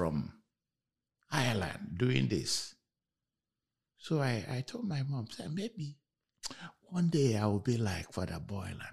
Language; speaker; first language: English; non-native, local second language; Igbo